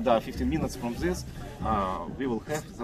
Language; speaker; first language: English; non-native, learner; Russian